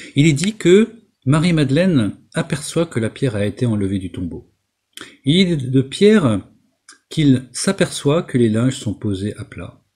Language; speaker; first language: French; native; French